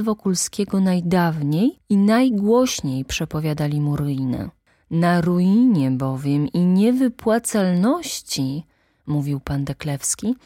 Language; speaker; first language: Polish; native; Polish